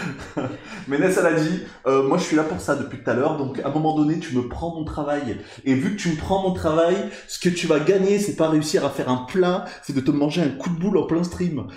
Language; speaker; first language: French; native; French